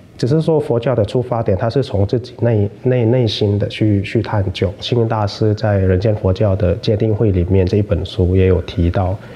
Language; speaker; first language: Chinese; non-native, fluent; Lao